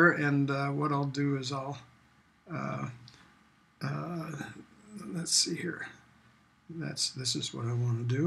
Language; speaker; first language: English; native; English